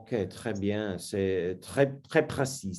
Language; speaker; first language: French; non-native, learner; English